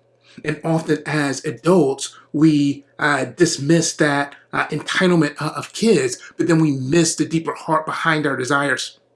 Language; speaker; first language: English; native; English